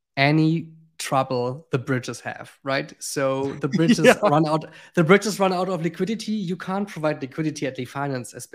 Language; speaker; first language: English; non-native, fluent; German